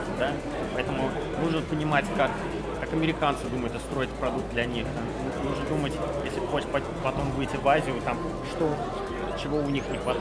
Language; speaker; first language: Russian; early bilingual, heritage; Russian